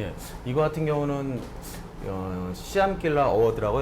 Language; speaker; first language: Korean; native; Korean